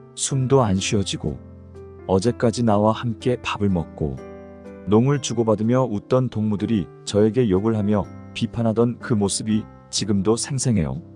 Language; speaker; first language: Korean; native; Korean